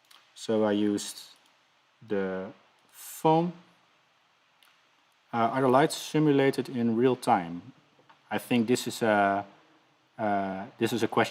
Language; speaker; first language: English; non-native, fluent; Dutch